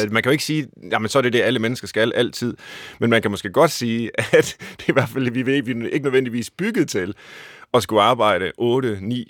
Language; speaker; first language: Danish; native; Danish